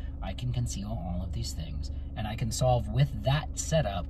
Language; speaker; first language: English; native; English